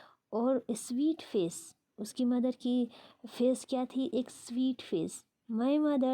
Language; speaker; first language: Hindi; non-native, local second language; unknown